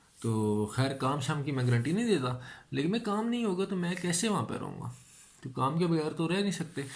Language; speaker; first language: Urdu; non-native, local second language; Punjabi